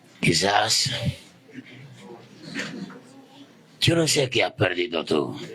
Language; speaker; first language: Spanish; native; Spanish